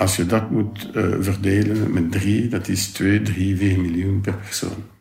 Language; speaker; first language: Dutch; non-native, local second language; French